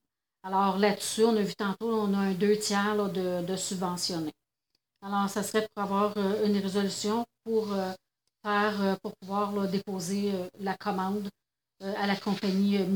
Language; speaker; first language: French; native; French